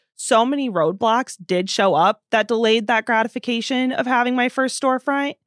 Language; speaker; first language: English; native; English